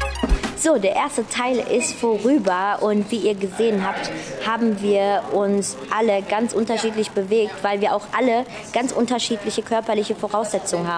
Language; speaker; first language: German; native; German